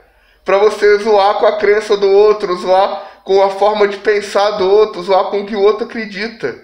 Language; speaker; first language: Portuguese; native; Portuguese